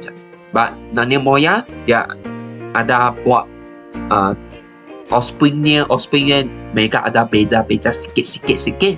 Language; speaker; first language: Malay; non-native, local second language; Chinese